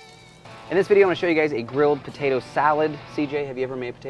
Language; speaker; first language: English; native; English